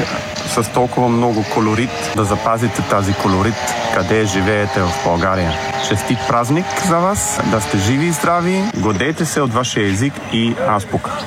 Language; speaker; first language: Bulgarian; non-native, fluent; German